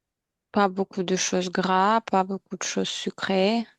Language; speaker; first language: French; non-native, learner; Ukrainian